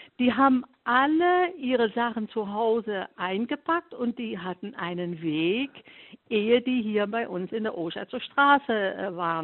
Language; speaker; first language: German; non-native, fluent; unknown